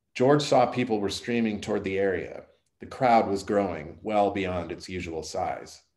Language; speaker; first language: English; native; English